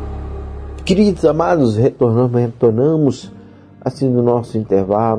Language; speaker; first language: Portuguese; native; Portuguese